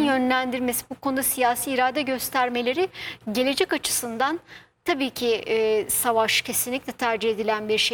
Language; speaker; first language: Turkish; native; Turkish